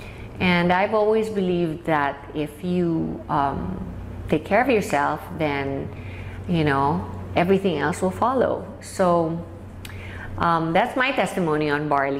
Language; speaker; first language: English; non-native, local second language; Filipino